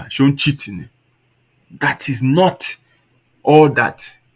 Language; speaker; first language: English; non-native, local second language; Yoruba